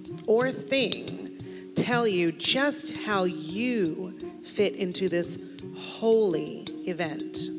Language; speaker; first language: English; native; English